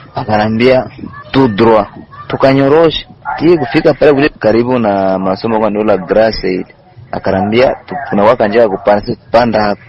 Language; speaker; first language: Swahili; native; Swahili